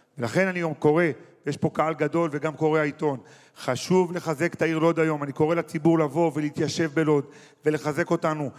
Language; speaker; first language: Hebrew; native; Hebrew